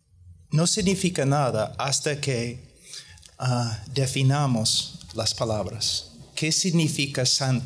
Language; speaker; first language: Spanish; non-native, fluent; English